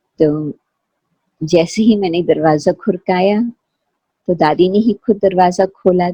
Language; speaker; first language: Hindi; non-native, fluent; Sindhi